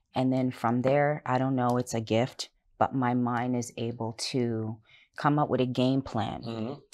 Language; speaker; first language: English; native; English